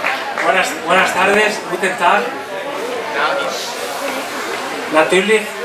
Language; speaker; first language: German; non-native, learner; Spanish